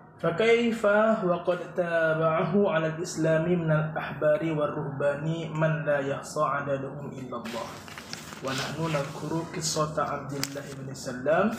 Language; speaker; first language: Arabic; non-native, learner; Indonesian